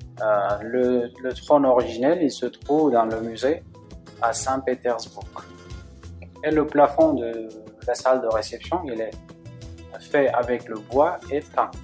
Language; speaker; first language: French; non-native, fluent; Uzbek